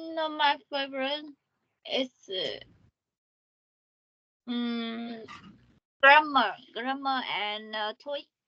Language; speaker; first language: English; non-native, learner; Vietnamese